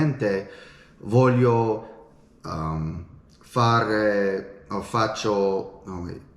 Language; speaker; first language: Italian; non-native, learner; English